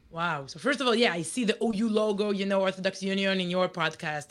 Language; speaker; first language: English; non-native, fluent; Hebrew